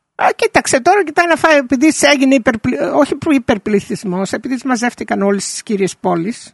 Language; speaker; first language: Greek; early bilingual, heritage; Greek